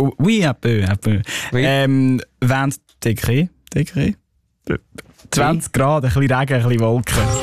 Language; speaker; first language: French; non-native, learner; German